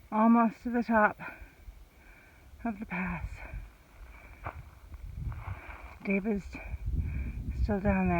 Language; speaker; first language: English; non-native, fluent; German